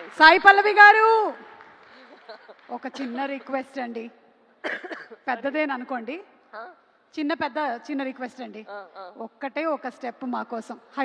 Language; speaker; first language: Telugu; native; Telugu